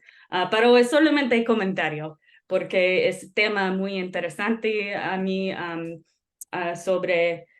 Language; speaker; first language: Spanish; non-native, fluent; English